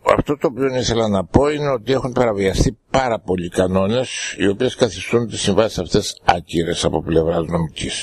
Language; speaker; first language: Greek; native; Greek